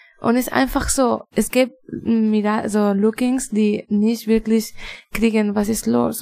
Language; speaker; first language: German; non-native, fluent; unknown